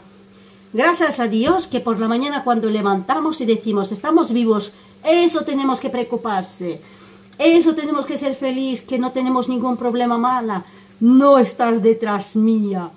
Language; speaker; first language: Spanish; non-native, fluent; Armenian